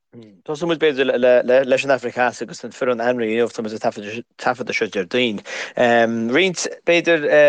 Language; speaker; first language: Irish; native; Irish